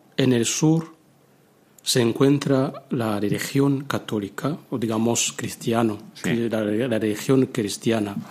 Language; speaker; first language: Spanish; non-native, fluent; Kinyarwanda